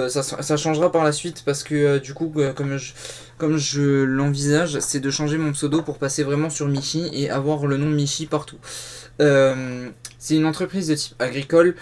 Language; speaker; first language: French; native; French